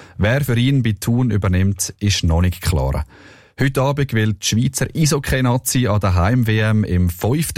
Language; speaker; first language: German; native; German